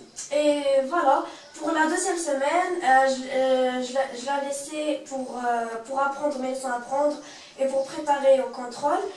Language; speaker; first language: French; non-native, local second language; Arabic